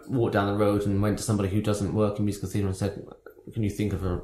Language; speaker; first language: English; native; English